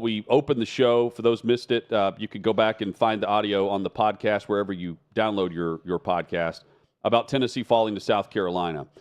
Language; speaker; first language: English; native; English